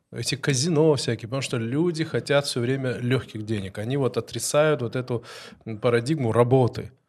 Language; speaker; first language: Russian; non-native, local second language; Ossetic